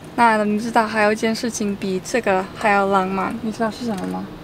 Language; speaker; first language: Chinese; non-native, fluent; English